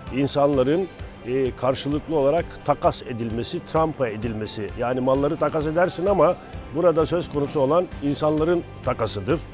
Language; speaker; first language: Turkish; native; Turkish